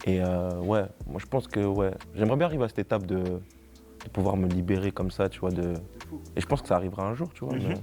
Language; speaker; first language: French; native; French